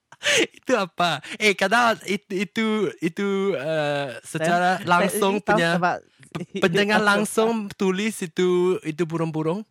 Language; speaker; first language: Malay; non-native, local second language; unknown